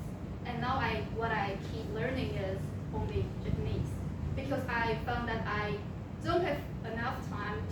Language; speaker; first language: English; non-native, local second language; Chinese